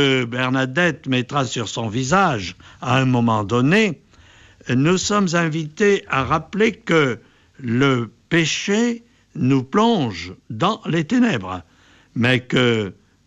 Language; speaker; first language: French; native; French